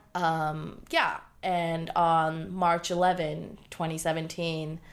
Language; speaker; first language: English; non-native, local second language; Bangla